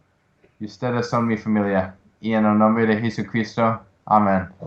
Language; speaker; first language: Spanish; non-native, learner; English